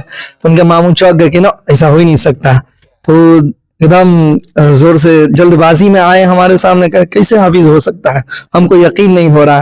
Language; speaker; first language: Urdu; native; Urdu